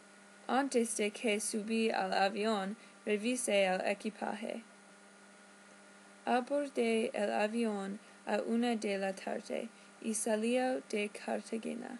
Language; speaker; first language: Spanish; non-native, learner; English